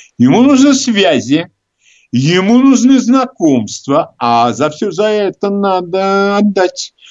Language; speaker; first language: Russian; native; Russian